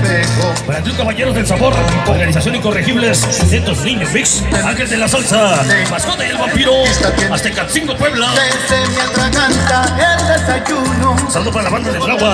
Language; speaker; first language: Spanish; native; Spanish